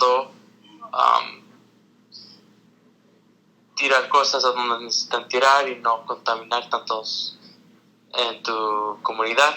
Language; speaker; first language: Spanish; early bilingual, heritage; Spanish